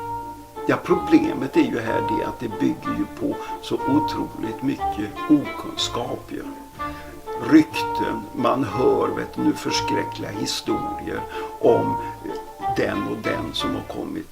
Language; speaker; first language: Swedish; native; Swedish